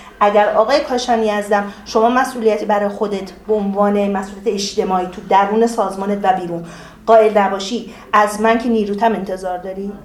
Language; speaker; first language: Persian; native; Persian